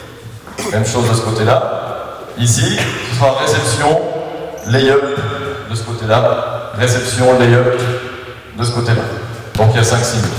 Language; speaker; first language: French; native; French